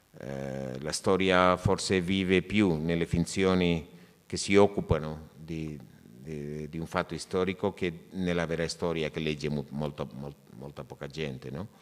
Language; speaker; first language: Italian; non-native, fluent; Spanish